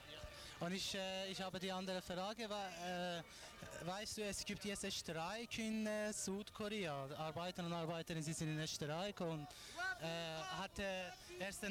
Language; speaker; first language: German; non-native, learner; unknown